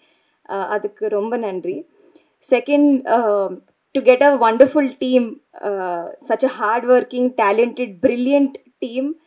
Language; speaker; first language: Tamil; non-native, learner; Telugu